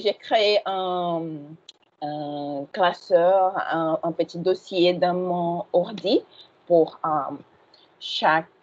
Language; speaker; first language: French; non-native, fluent; Portuguese